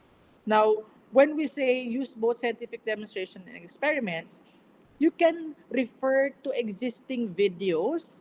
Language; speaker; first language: English; non-native, local second language; Filipino